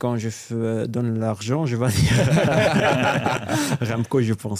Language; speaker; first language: French; non-native, local second language; Dutch